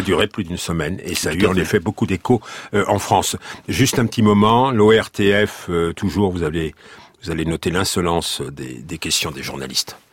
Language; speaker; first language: French; native; French